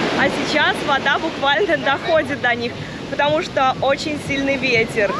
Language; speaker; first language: Russian; native; Russian